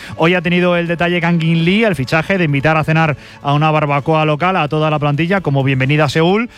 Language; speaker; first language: Spanish; native; Spanish